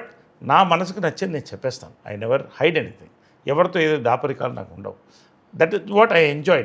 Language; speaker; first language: Telugu; native; Telugu